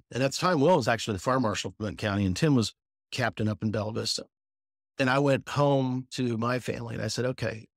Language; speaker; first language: English; native; English